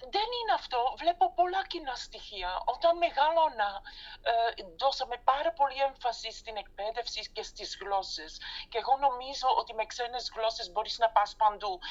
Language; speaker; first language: Greek; non-native, fluent; Dutch